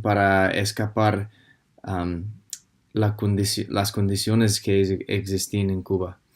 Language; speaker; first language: Spanish; non-native, fluent; English